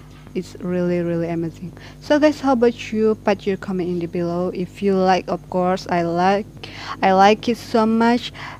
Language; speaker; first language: English; non-native, learner; Indonesian